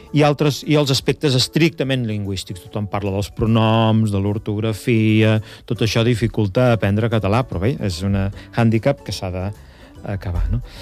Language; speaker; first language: Catalan; native; Catalan